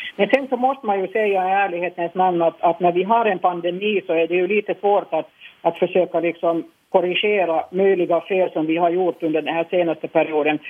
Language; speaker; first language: Swedish; native; Swedish